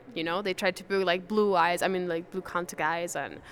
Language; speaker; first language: English; non-native, fluent; Spanish